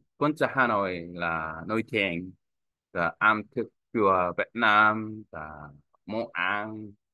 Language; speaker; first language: Vietnamese; non-native, learner; Korean